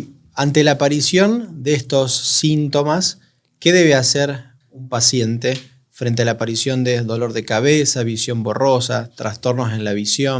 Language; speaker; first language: Spanish; native; Spanish